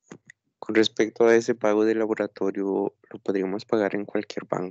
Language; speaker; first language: Spanish; native; Spanish